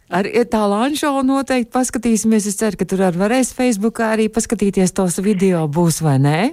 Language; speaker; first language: Latvian; native; Latvian